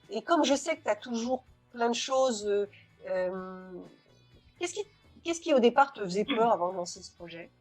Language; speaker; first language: French; native; French